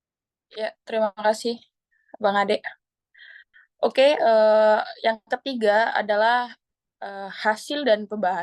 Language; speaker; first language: Indonesian; native; Indonesian